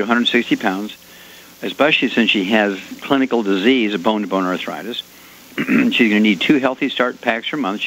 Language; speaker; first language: English; native; English